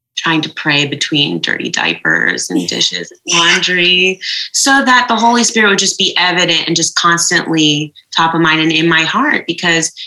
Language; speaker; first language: English; native; English